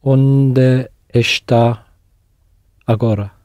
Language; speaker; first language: Portuguese; non-native, learner; English